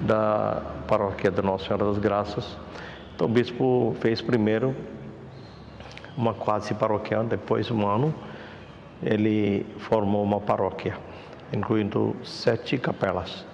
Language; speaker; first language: Portuguese; non-native, fluent; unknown